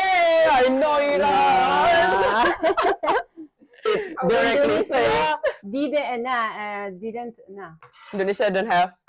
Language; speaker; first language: English; non-native, learner; Indonesian